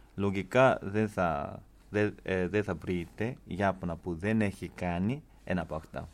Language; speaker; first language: Greek; non-native, fluent; Japanese